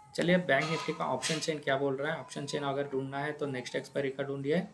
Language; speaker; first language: Hindi; non-native, local second language; Kannada